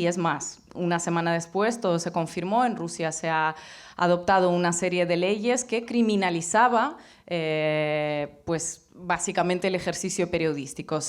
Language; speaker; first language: Spanish; non-native, fluent; Russian